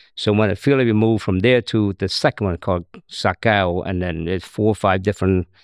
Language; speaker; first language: English; non-native, learner; Khmer